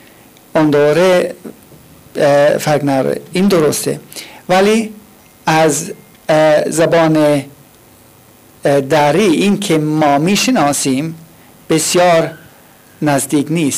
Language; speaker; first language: Persian; non-native, fluent; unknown